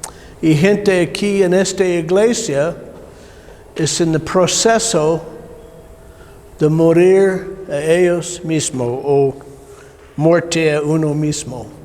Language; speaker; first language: Spanish; non-native, learner; English